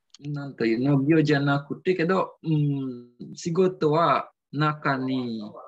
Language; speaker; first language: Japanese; non-native, learner; Indonesian